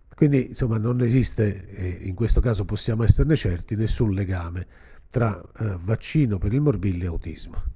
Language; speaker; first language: Italian; native; Italian